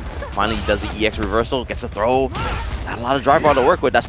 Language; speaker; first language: English; native; English